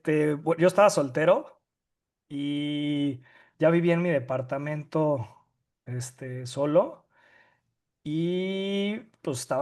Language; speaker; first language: Spanish; native; Spanish